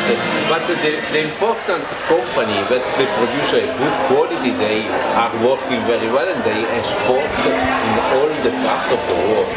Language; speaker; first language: English; non-native, learner; Italian